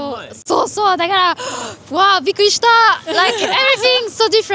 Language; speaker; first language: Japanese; non-native, fluent; French